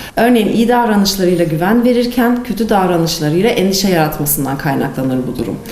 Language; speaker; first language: Turkish; native; Turkish